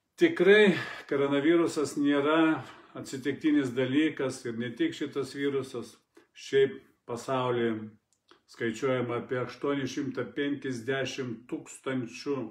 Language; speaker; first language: Lithuanian; non-native, fluent; Russian